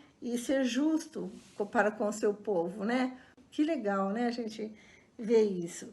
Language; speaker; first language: Portuguese; native; Portuguese